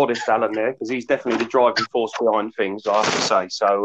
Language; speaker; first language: English; native; English